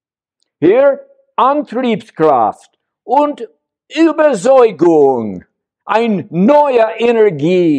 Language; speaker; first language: German; non-native, learner; English